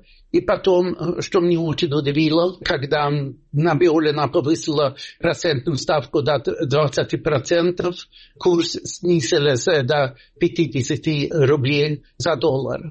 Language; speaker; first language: Russian; non-native, fluent; Swedish